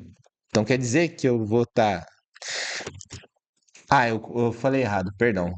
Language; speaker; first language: Portuguese; native; Portuguese